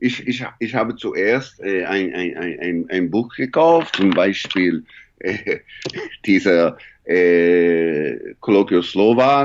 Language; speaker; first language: German; non-native, learner; English